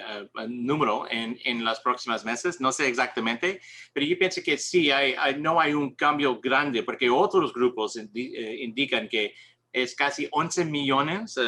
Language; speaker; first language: Spanish; non-native, learner; English